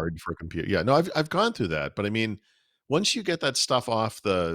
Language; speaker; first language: English; native; English